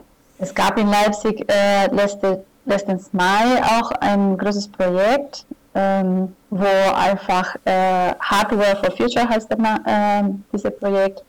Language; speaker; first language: German; non-native, fluent; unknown